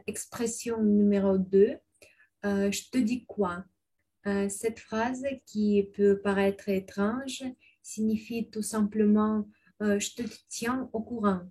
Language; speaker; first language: French; non-native, fluent; Russian